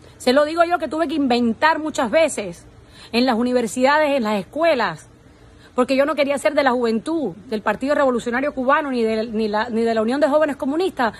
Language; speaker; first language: Spanish; native; Spanish